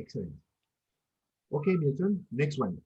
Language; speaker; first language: English; non-native, fluent; Spanish